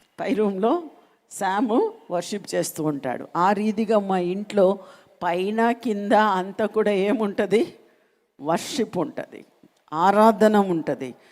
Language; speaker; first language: Telugu; non-native, local second language; Malayalam